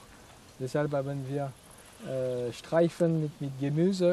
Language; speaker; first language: German; non-native, fluent; French